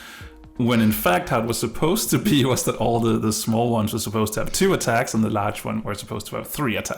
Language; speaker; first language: English; native; English